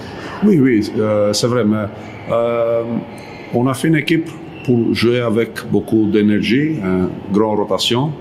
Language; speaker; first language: French; non-native, learner; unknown